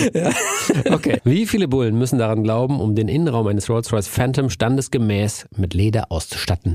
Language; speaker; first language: German; native; German